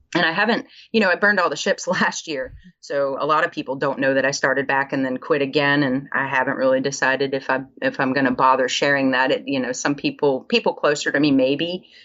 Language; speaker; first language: English; native; English